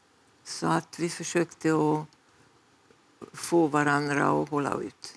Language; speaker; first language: Swedish; non-native, fluent; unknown